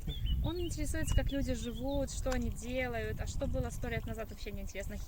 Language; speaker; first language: Russian; native; Russian